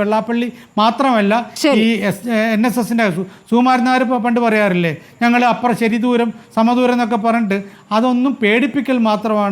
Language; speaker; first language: Malayalam; native; Malayalam